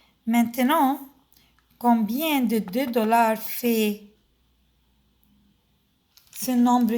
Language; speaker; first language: French; non-native, fluent; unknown